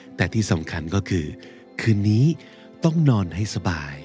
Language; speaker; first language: Thai; native; Thai